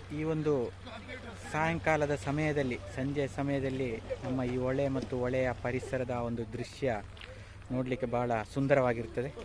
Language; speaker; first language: Kannada; non-native, local second language; Malayalam